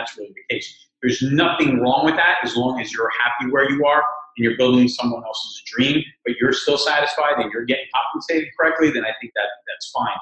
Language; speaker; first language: English; native; English